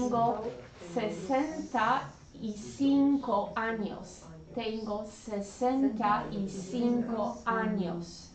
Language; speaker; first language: Spanish; non-native, learner; English